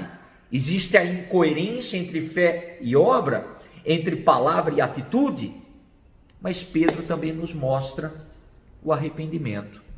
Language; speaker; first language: Portuguese; native; Portuguese